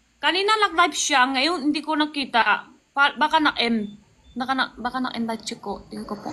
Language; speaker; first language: Filipino; non-native, learner; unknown